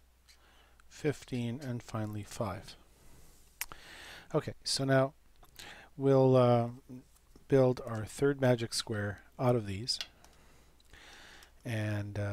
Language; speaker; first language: English; native; English